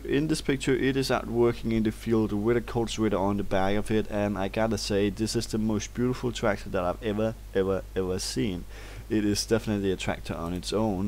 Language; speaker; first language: English; non-native, fluent; Danish